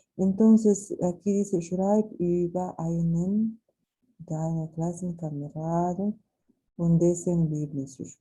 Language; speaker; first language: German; non-native, fluent; Spanish